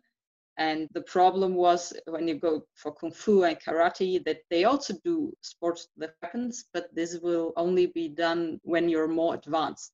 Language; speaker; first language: English; non-native, fluent; German